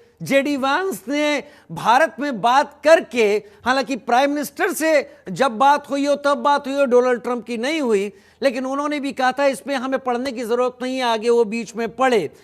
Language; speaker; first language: Hindi; native; Hindi